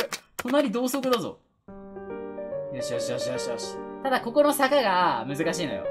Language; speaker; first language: Japanese; native; Japanese